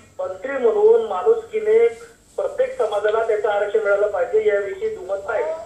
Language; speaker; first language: Marathi; non-native, local second language; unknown